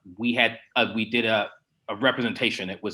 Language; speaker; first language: English; native; English